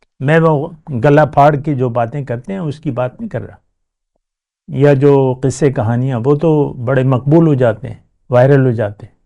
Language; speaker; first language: Urdu; non-native, local second language; Pashto